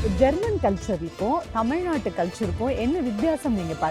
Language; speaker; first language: Tamil; native; Tamil